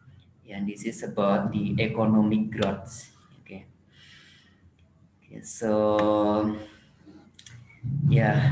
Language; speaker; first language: English; non-native, fluent; Indonesian